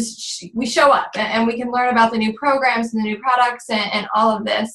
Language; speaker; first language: English; native; English